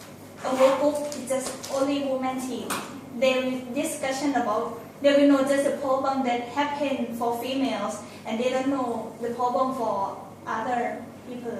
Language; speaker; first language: English; non-native, learner; Thai